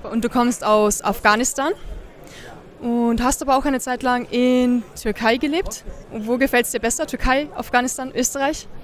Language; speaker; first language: German; native; German